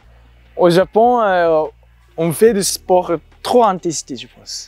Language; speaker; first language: French; non-native, learner; Japanese